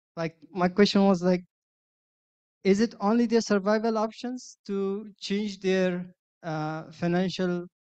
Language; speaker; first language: English; non-native, fluent; Persian